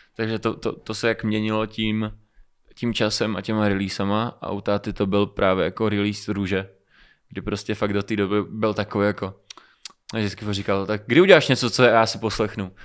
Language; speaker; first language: Czech; early bilingual, other home language; Romanian